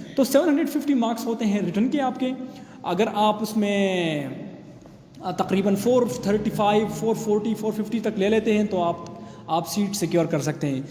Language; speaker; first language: Urdu; non-native, local second language; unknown